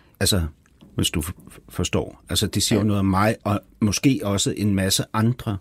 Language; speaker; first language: Danish; native; Danish